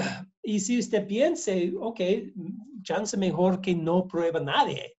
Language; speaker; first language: Spanish; non-native, learner; English